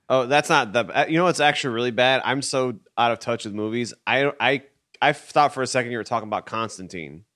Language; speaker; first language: English; native; English